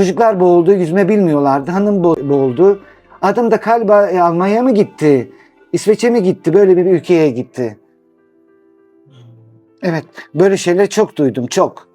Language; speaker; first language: Turkish; non-native, local second language; Greek